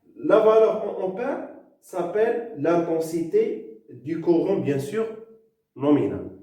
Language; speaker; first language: French; non-native, local second language; Arabic